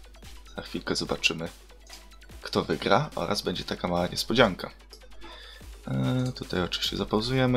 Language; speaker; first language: Polish; native; Polish